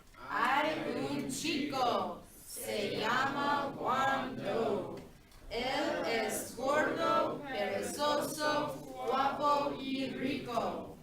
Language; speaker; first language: Spanish; non-native, learner; English